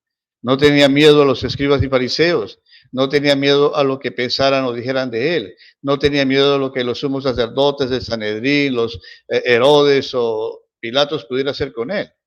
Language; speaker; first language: Spanish; native; Spanish